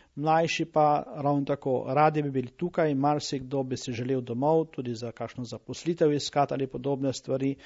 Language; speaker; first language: Slovenian; native; Slovenian